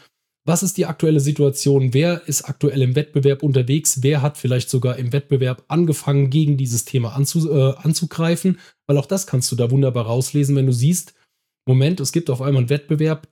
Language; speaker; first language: German; native; German